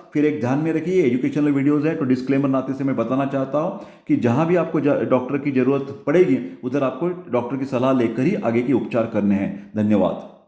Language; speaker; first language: Hindi; non-native, local second language; Marathi